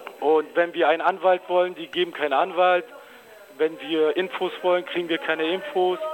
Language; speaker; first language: German; early bilingual, other home language; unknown